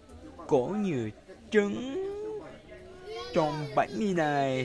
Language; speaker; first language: Vietnamese; non-native, learner; Japanese